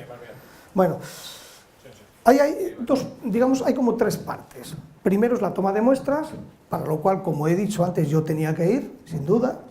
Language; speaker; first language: Spanish; native; Spanish